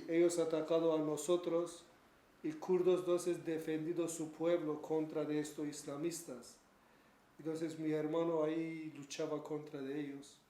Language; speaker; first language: Spanish; non-native, learner; Kurdish